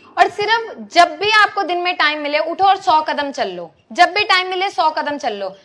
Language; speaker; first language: Hindi; native; Hindi